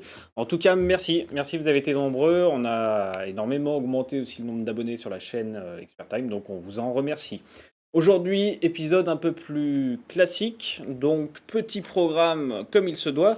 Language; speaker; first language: French; native; French